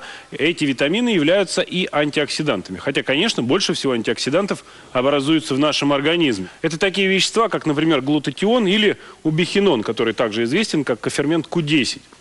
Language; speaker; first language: Russian; native; Russian